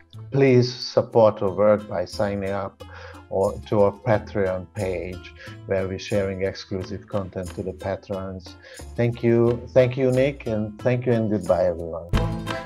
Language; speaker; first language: English; non-native, fluent; Hungarian